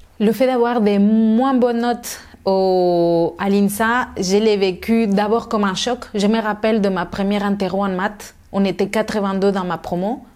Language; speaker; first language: French; non-native, fluent; Spanish